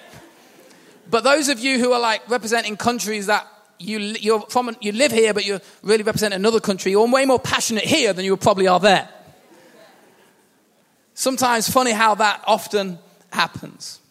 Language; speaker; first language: English; native; English